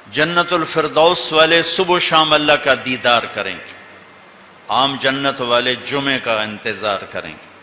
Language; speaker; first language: Urdu; non-native, local second language; Punjabi